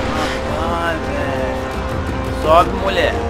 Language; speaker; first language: Portuguese; native; Portuguese